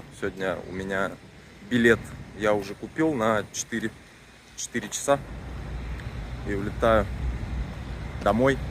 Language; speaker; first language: Russian; native; Russian